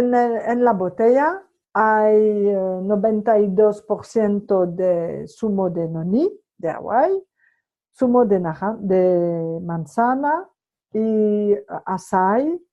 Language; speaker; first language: Spanish; non-native, fluent; French